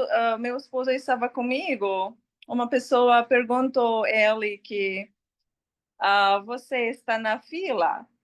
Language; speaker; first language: Portuguese; non-native, learner; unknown